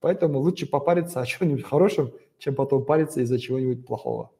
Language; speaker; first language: Russian; non-native, local second language; Kazakh